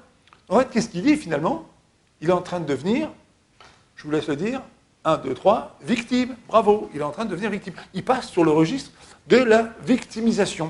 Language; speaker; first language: French; native; French